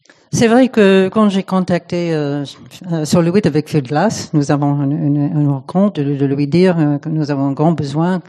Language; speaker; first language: French; non-native, fluent; English